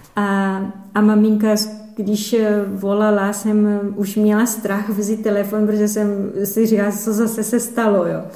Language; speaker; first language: Czech; non-native, fluent; Portuguese